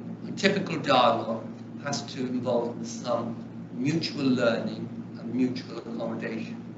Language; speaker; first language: English; early bilingual, other home language; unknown